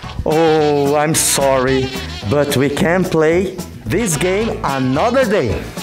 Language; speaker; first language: English; non-native, fluent; Portuguese